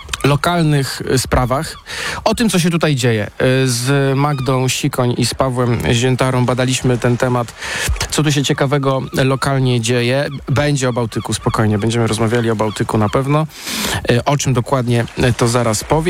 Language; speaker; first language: Polish; native; Polish